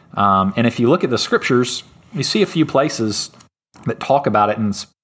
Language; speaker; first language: English; native; English